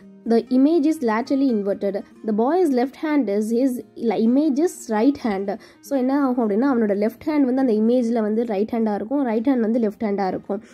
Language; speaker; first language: English; non-native, local second language; Tamil